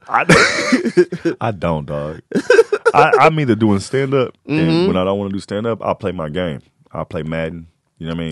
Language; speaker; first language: English; native; English